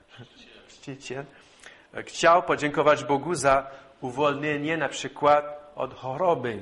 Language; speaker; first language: Polish; non-native, fluent; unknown